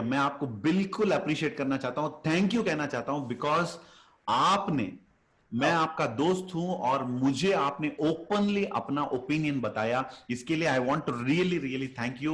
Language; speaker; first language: Hindi; native; Hindi